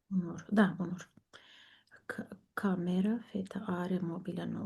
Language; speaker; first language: Romanian; non-native, learner; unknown